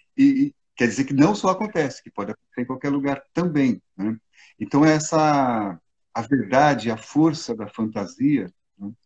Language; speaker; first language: Portuguese; native; Portuguese